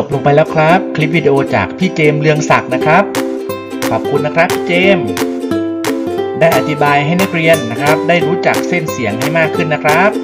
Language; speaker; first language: Thai; native; Thai